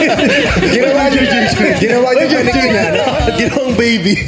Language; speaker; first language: Filipino; native; Filipino